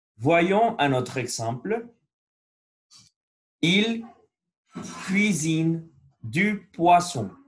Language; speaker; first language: French; non-native, learner; Spanish